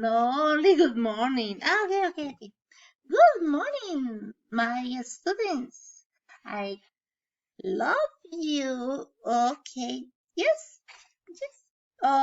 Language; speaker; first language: English; non-native, learner; Spanish